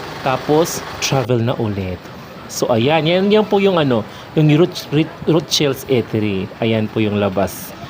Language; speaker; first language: Filipino; non-native, local second language; Waray